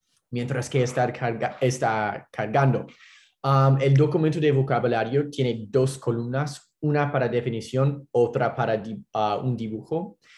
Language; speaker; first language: Spanish; non-native, fluent; English